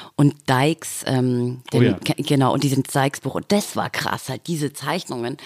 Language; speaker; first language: German; native; German